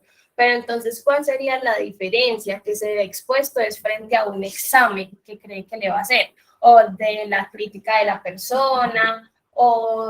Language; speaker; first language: Spanish; native; Spanish